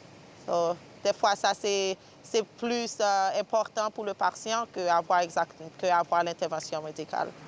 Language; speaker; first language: French; early bilingual, heritage; French